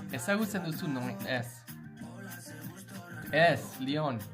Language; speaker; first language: Basque; non-native, learner; English